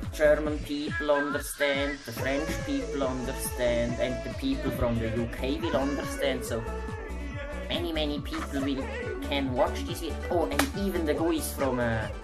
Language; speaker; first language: English; non-native, learner; Swiss German